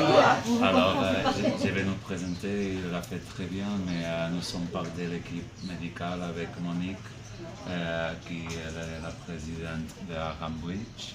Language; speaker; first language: French; non-native, learner; Spanish